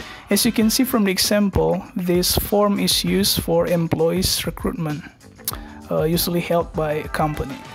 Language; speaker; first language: English; non-native, fluent; Indonesian